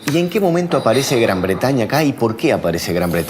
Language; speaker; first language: Spanish; native; Spanish